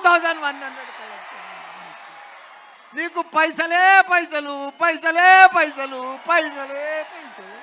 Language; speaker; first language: Telugu; native; Telugu